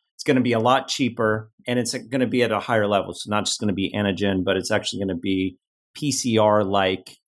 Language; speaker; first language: English; native; English